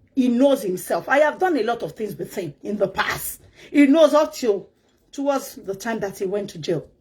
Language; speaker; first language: English; non-native, local second language; Yoruba